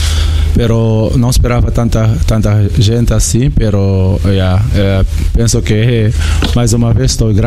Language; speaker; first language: Spanish; non-native, learner; Portuguese